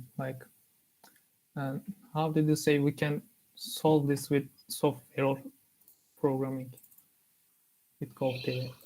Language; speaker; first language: English; non-native, learner; Turkish